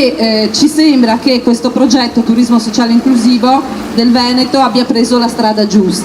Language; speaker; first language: Italian; native; Italian